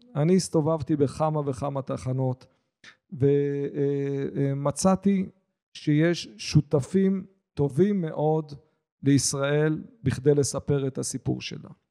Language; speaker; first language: Hebrew; native; Hebrew